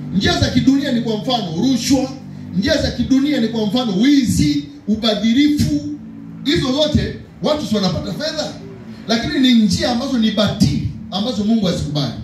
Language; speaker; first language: Swahili; native; Swahili